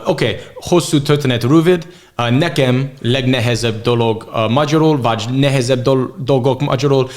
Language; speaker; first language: Hungarian; non-native, learner; English